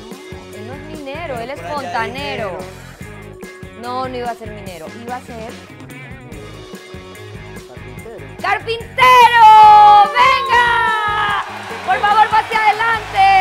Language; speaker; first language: Spanish; native; Spanish